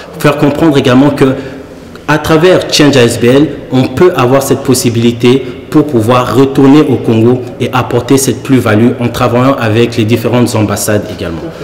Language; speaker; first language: French; early bilingual, other home language; Lingala